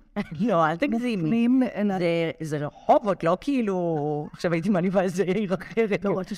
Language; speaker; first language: Hebrew; native; Hebrew